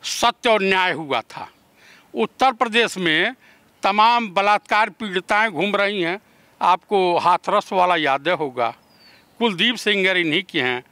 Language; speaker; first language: Hindi; native; Hindi